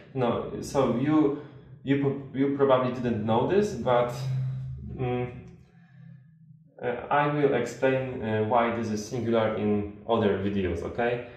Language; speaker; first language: English; non-native, fluent; Polish